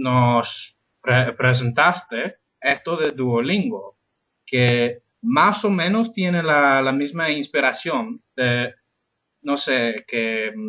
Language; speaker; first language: Spanish; non-native, fluent; English